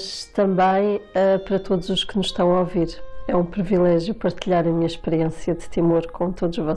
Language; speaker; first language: Portuguese; native; Portuguese